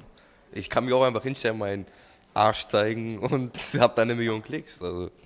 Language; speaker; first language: German; native; German